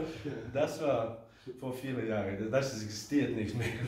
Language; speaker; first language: German; non-native, fluent; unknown